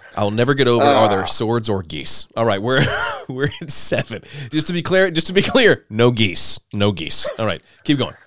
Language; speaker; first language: English; native; English